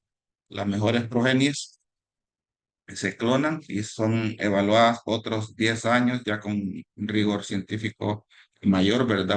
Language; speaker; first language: Spanish; native; Spanish